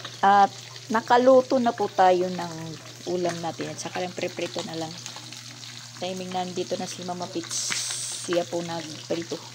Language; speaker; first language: Filipino; non-native, local second language; Waray